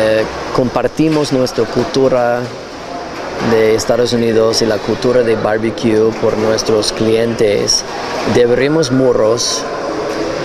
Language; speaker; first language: Spanish; non-native, learner; English